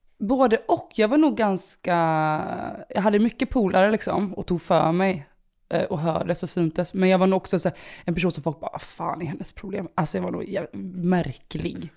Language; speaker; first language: Swedish; early bilingual, other home language; Romanian